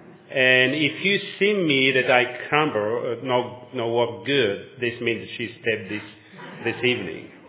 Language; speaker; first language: English; non-native, learner; Bulgarian